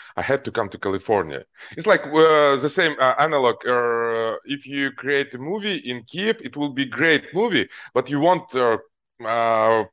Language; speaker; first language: English; non-native, fluent; Russian